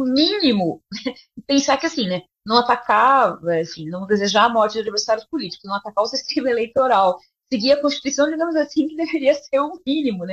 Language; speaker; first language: Portuguese; native; Portuguese